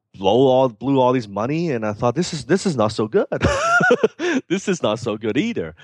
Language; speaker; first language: English; non-native, local second language; Cantonese